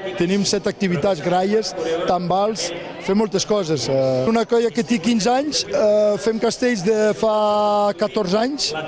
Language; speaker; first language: Catalan; non-native, local second language; French